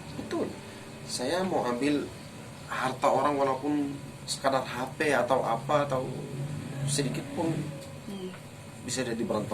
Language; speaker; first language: Indonesian; non-native, fluent; Arabic